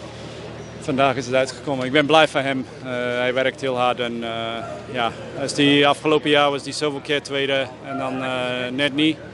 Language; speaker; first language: Dutch; non-native, fluent; English